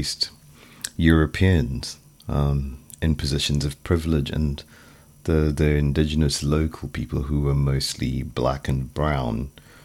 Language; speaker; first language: English; non-native, local second language; Shona